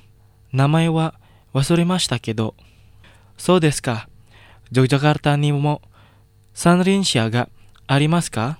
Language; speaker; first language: Japanese; non-native, fluent; Indonesian